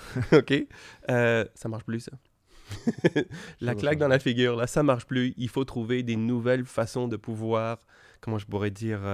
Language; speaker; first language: French; native; French